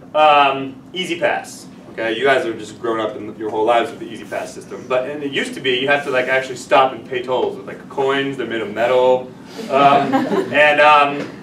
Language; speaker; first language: English; native; English